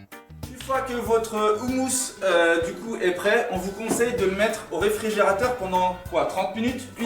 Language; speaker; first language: French; native; French